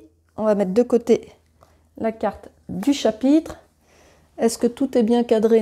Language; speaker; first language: French; native; French